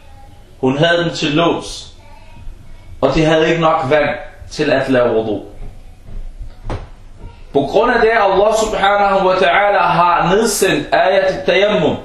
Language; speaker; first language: Danish; non-native, fluent; Arabic